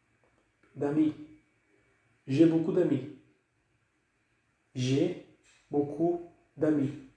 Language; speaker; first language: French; non-native, fluent; Portuguese